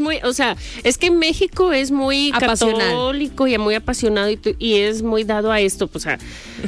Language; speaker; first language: Spanish; native; Spanish